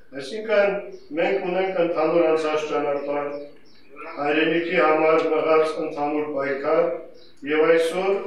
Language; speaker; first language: Armenian; non-native, local second language; Kurdish